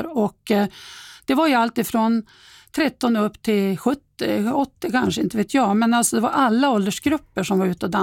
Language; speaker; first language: Swedish; native; Swedish